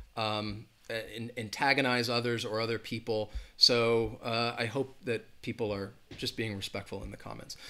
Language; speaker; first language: English; native; English